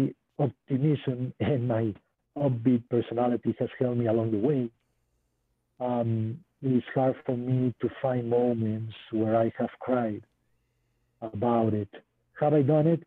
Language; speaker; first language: English; non-native, fluent; Spanish